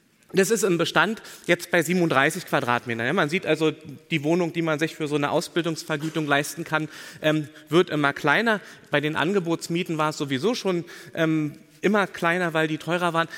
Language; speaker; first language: German; native; German